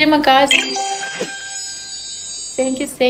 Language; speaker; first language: English; non-native, learner; Russian